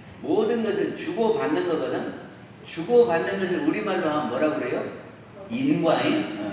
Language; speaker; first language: Korean; native; Korean